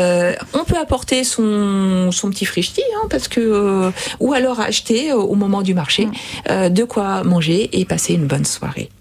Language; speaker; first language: French; native; French